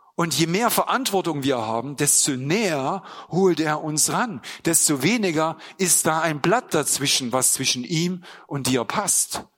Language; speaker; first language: German; native; German